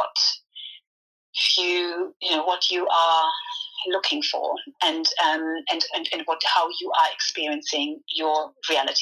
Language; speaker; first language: English; non-native, fluent; German